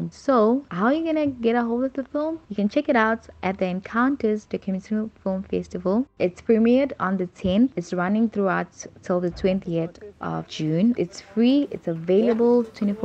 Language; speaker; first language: English; non-native, local second language; Zulu